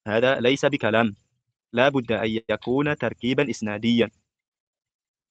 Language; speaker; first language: Arabic; non-native, fluent; Indonesian